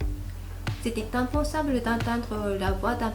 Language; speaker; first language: French; non-native, fluent; Japanese